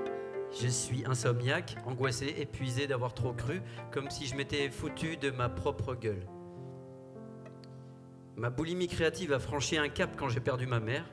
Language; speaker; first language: French; native; French